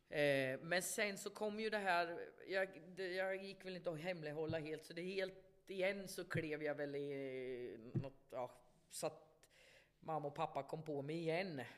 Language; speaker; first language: Swedish; native; Swedish